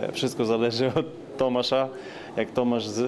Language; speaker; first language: Polish; non-native, learner; Ukrainian